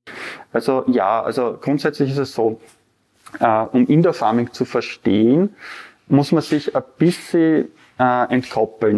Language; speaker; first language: German; native; German